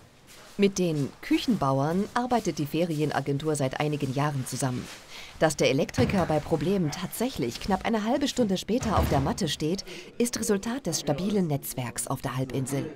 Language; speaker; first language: German; native; German